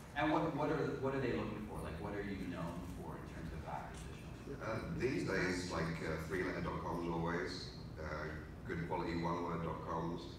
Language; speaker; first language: English; native; English